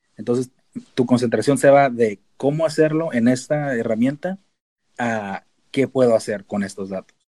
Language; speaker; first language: Spanish; native; Spanish